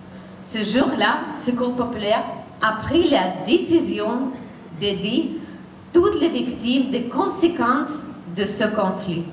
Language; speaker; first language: French; non-native, fluent; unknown